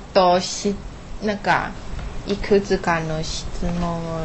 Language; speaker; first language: Japanese; non-native, learner; Chinese